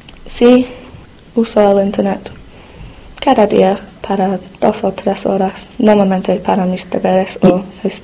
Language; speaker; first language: Spanish; non-native, learner; English